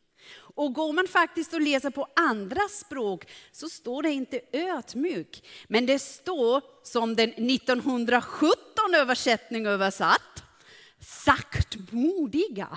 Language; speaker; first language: Swedish; non-native, fluent; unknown